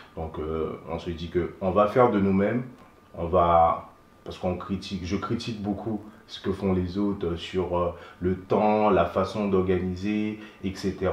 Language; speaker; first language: French; non-native, local second language; Haitian Creole